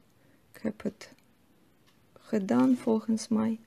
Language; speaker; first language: Dutch; non-native, fluent; Russian